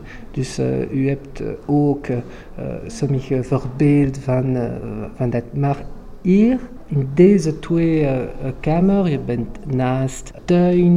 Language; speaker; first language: Dutch; non-native, local second language; French